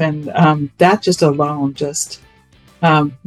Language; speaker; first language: English; native; English